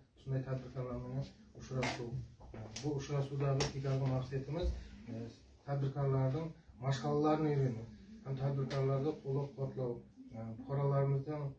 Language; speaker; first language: Uzbek; non-native, local second language; Kara-Kalpak